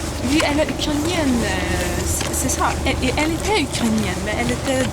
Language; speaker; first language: French; non-native, fluent; Ukrainian